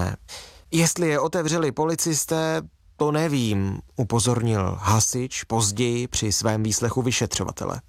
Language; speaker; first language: Czech; native; Czech